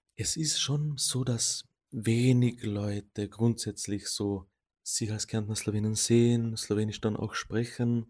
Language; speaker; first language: German; non-native, local second language; Slovenian